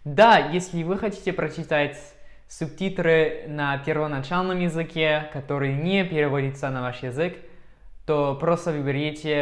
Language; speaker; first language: Russian; non-native, fluent; English